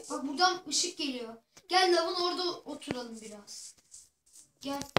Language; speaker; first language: Turkish; native; Turkish